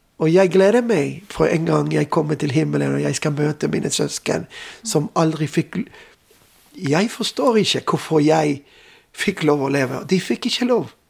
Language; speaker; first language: Norwegian; non-native, fluent; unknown